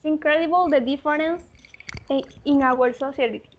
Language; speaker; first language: English; non-native, learner; Spanish